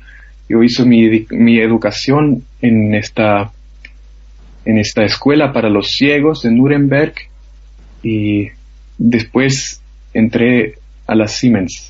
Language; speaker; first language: Spanish; non-native, fluent; German